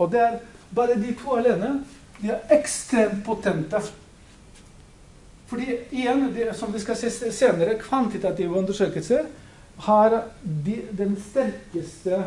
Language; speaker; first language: Norwegian; non-native, fluent; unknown